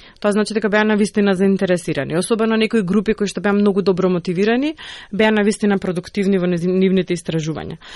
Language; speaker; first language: Macedonian; native; Macedonian